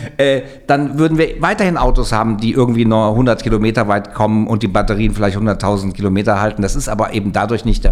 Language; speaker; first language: German; native; German